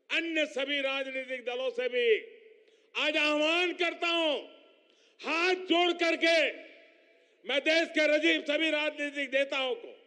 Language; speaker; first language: Hindi; non-native, local second language; Gujarati